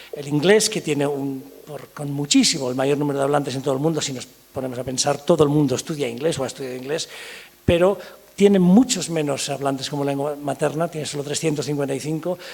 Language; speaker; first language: Spanish; early bilingual, other home language; English